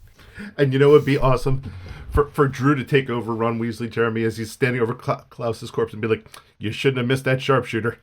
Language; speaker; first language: English; native; English